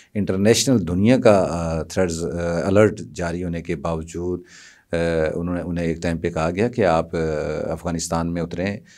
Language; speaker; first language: Urdu; non-native, local second language; Punjabi